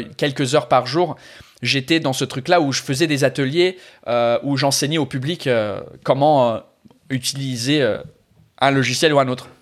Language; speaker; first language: French; non-native, fluent; English